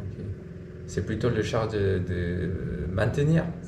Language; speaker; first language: French; non-native, learner; Korean